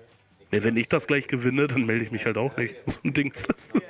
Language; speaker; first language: German; native; German